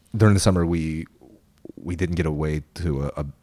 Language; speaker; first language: English; early bilingual, other home language; Korean